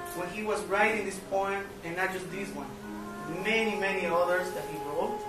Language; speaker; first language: English; non-native, learner; Spanish